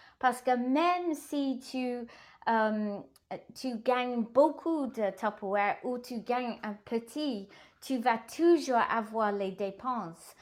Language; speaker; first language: French; non-native, learner; English